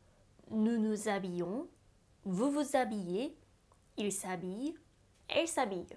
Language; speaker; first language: French; non-native, fluent; Japanese